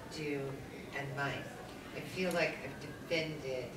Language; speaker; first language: English; native; English